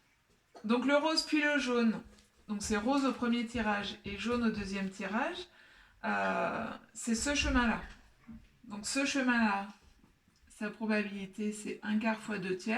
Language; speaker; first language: French; native; French